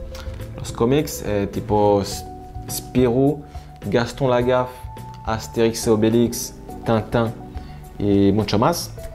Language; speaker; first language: Spanish; non-native, fluent; French